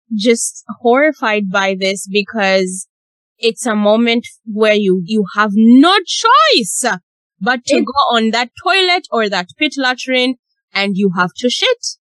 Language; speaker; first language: English; non-native, local second language; Ganda